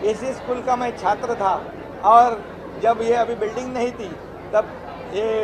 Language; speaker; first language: Hindi; non-native, local second language; Marathi